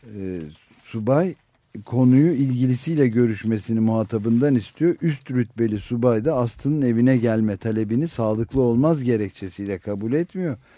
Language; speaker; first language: Turkish; native; Turkish